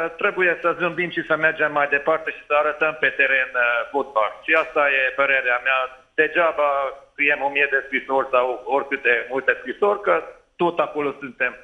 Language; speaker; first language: Romanian; non-native, local second language; Hungarian